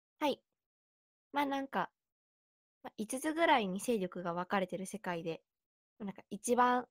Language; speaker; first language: Japanese; native; Japanese